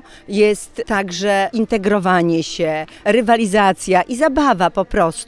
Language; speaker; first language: Polish; native; Polish